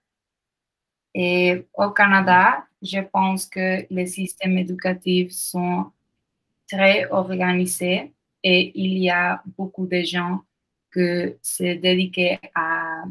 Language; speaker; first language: French; non-native, learner; Spanish